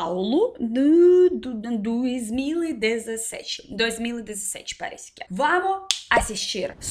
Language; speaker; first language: Portuguese; non-native, learner; Russian